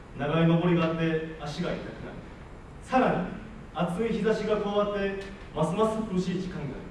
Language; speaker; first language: Japanese; non-native, fluent; Korean